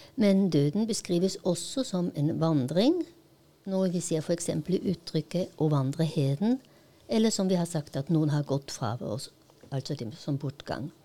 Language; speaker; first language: Norwegian; non-native, fluent; Polish